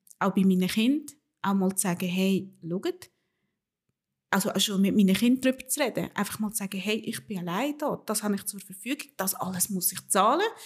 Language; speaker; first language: German; early bilingual, other home language; Spanish